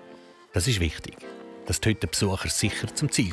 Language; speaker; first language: German; native; German